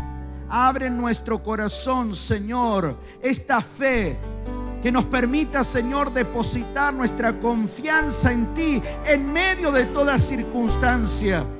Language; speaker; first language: Spanish; native; Spanish